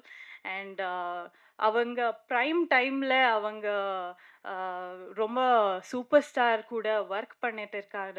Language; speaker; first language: Tamil; non-native, learner; Kannada